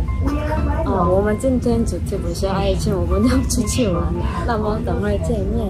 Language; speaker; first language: Chinese; non-native, learner; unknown